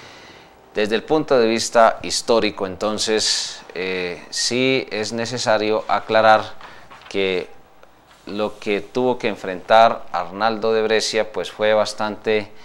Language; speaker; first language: Spanish; native; Spanish